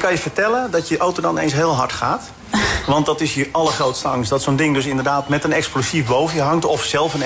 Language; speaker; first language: Dutch; native; Dutch